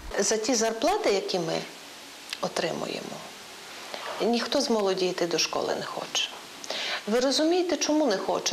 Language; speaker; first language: Ukrainian; non-native, local second language; Polish